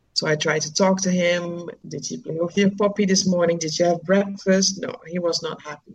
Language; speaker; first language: English; non-native, fluent; Dutch